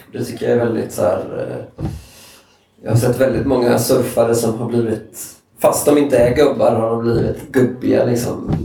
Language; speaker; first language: Swedish; native; Swedish